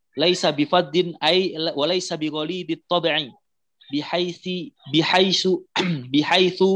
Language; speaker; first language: Arabic; non-native, fluent; Indonesian